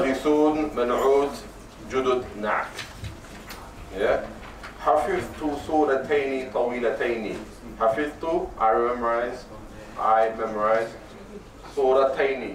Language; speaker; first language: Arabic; non-native, fluent; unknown